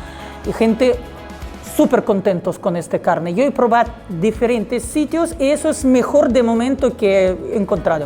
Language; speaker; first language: Spanish; non-native, learner; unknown